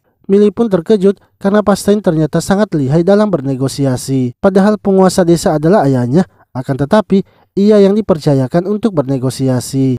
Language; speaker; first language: Indonesian; native; Indonesian